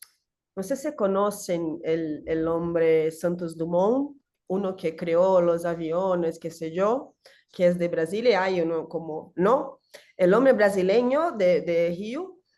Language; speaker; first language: Spanish; non-native, learner; Portuguese